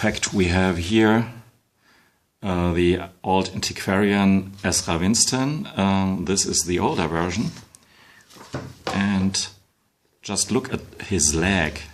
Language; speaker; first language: English; non-native, fluent; German